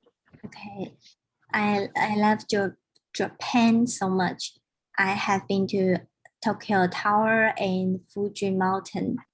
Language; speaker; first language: English; non-native, learner; Chinese